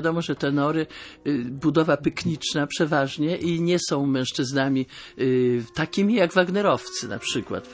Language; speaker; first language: Polish; native; Polish